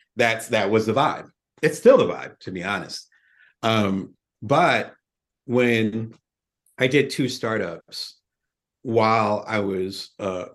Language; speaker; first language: English; native; English